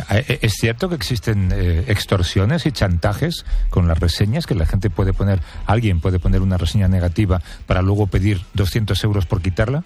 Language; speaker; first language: Spanish; native; Spanish